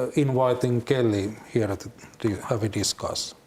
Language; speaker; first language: English; non-native, learner; Finnish